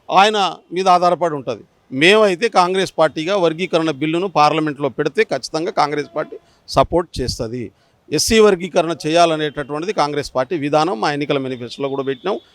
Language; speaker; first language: Telugu; non-native, local second language; Lambadi